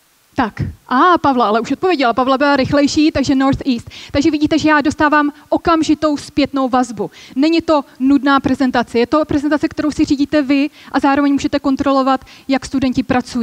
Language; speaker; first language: Czech; native; Czech